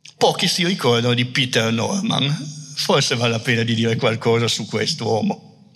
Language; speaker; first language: Italian; native; Italian